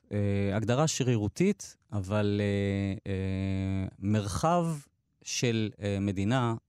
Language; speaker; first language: Hebrew; native; Hebrew